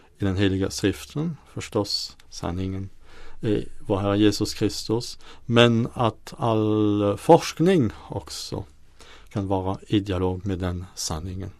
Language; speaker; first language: Swedish; non-native, fluent; French